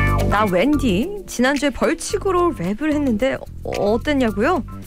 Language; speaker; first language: Korean; native; Korean